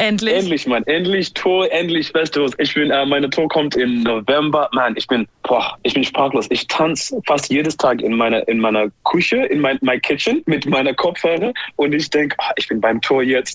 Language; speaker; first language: German; non-native, fluent; English